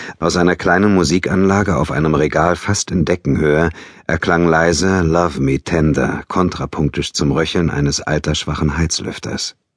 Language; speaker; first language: German; native; German